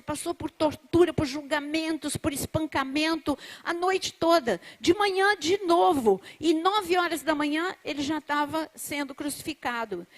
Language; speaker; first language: Portuguese; native; Portuguese